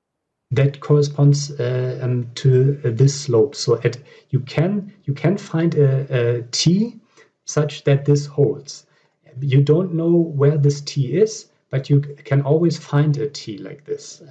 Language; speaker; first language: English; non-native, fluent; German